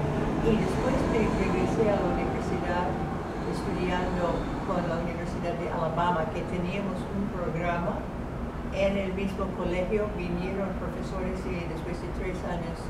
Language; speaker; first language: Spanish; non-native, fluent; English